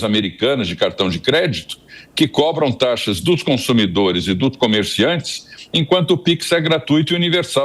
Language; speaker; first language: Portuguese; native; Portuguese